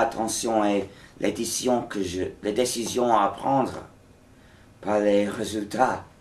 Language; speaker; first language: French; non-native, fluent; English